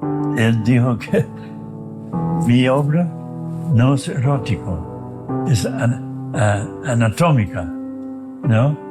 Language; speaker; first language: Spanish; non-native, fluent; English